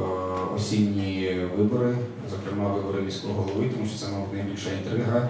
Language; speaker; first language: Ukrainian; native; Ukrainian